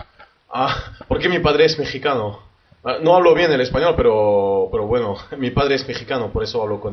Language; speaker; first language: Spanish; early bilingual, heritage; French